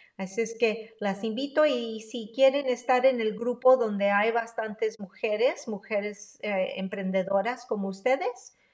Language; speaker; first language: Spanish; early bilingual, heritage; Spanish